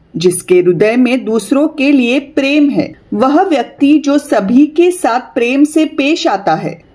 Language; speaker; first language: Hindi; non-native, local second language; Marathi